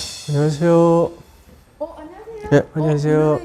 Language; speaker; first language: Korean; non-native, learner; Indonesian